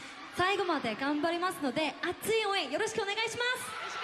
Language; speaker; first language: Japanese; non-native, fluent; Korean